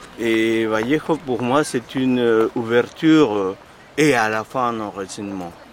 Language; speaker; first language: French; non-native, fluent; Spanish